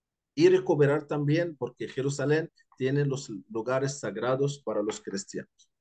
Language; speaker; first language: Spanish; non-native, fluent; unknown